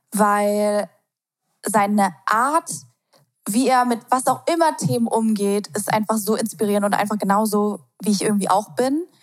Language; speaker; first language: German; native; German